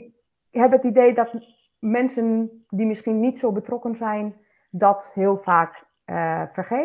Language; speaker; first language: Dutch; non-native, fluent; Spanish